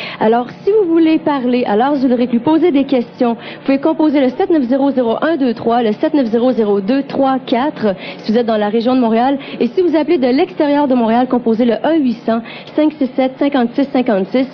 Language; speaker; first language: French; native; French